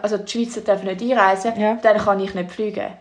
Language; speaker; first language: German; native; German